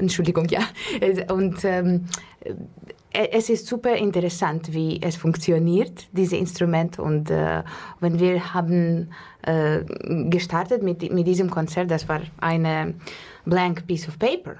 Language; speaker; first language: German; non-native, learner; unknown